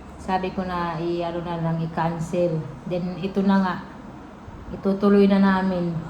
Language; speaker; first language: Filipino; non-native, local second language; Waray